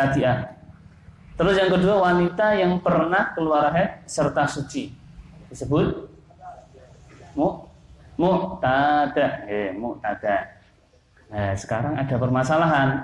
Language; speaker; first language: Indonesian; non-native, local second language; Javanese